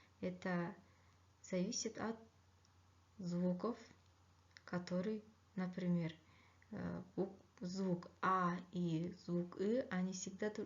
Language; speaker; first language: Russian; non-native, fluent; Kyrgyz